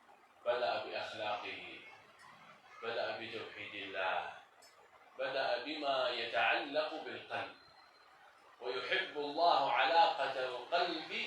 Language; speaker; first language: Arabic; native; Arabic